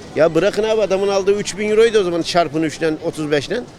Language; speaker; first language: Turkish; native; Turkish